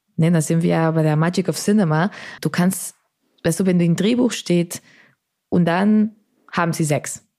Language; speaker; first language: German; non-native, fluent; Spanish